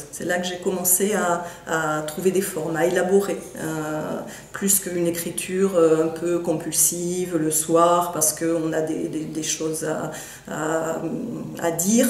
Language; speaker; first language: French; native; French